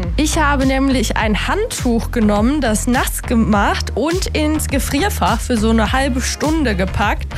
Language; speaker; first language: German; native; German